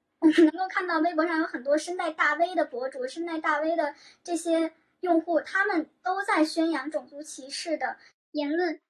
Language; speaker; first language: Chinese; native; Chinese